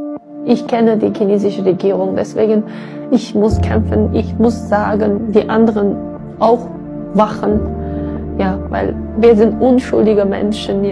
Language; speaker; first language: German; non-native, learner; Uyghur